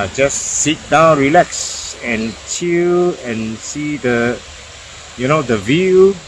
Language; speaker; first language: English; non-native, local second language; Chinese